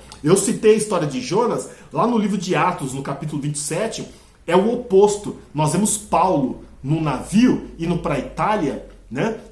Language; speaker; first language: Portuguese; native; Portuguese